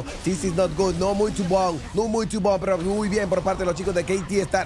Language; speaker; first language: Spanish; native; Spanish